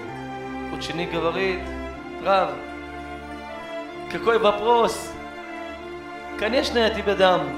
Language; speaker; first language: Russian; non-native, learner; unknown